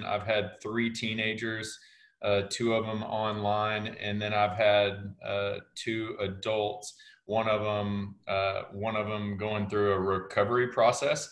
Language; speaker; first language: English; native; English